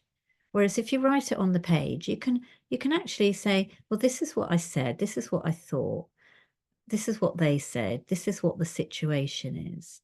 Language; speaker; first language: English; native; English